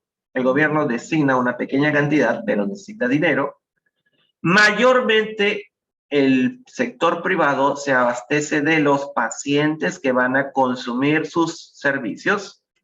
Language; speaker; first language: Spanish; native; Spanish